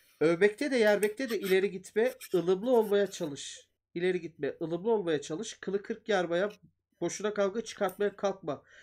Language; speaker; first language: Turkish; native; Turkish